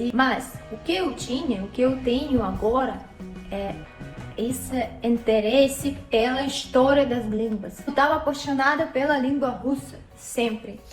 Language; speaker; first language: Portuguese; non-native, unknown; Russian